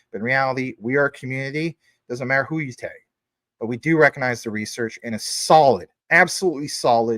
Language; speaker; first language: English; native; English